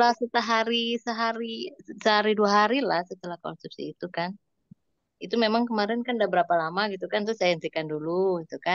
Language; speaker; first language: Malay; native; Malay